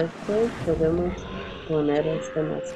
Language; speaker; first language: Spanish; non-native, learner; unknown